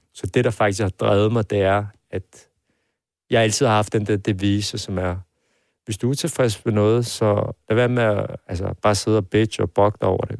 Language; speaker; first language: Danish; early bilingual, other home language; Persian